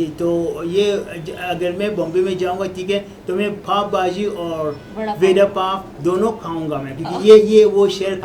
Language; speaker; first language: Hindi; non-native, learner; Arabic